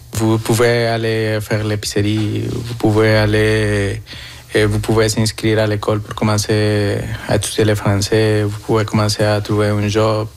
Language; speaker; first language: French; non-native, fluent; Spanish